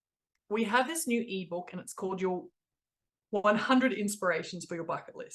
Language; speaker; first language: English; native; English